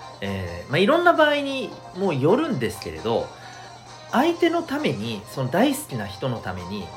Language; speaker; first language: Japanese; native; Japanese